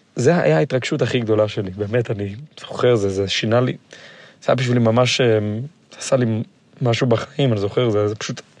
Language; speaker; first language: Hebrew; non-native, local second language; Yiddish